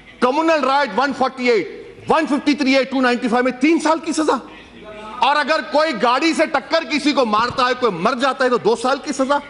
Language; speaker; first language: Urdu; native; Urdu